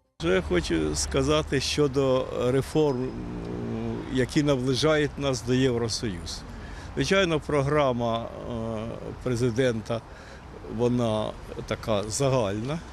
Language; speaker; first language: Ukrainian; native; Ukrainian